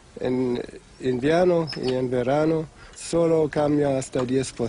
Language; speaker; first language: Spanish; non-native, fluent; German